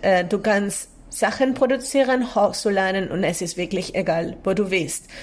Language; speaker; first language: German; non-native, fluent; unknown